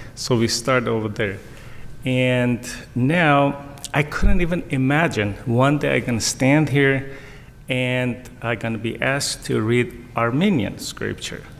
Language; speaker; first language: English; non-native, fluent; Armenian